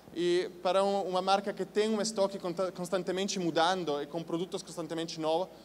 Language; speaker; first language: Portuguese; non-native, fluent; Italian